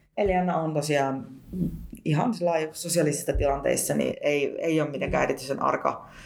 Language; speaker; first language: Finnish; early bilingual, other home language; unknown